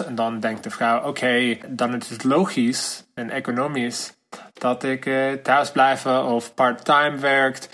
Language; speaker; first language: Dutch; non-native, learner; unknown